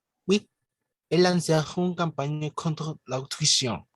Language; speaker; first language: French; non-native, learner; Spanish